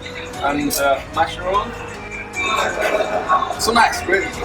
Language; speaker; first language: English; non-native, learner; Chinese